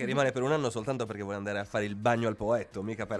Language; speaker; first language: Italian; native; Italian